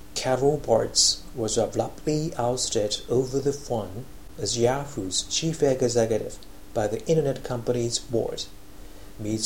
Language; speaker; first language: English; non-native, fluent; Japanese